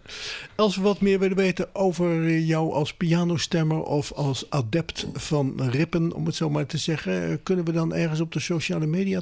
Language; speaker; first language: Dutch; native; Dutch